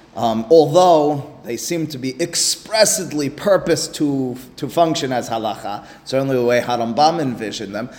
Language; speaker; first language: English; native; English